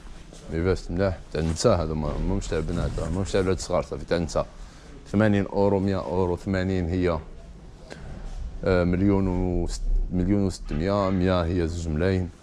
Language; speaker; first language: Arabic; native; Arabic